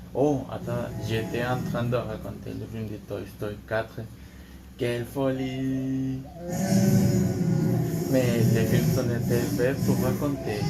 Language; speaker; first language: French; non-native, learner; Spanish